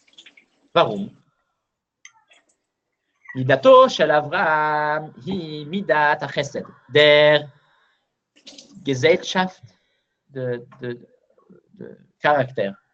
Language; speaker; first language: German; non-native, learner; Hebrew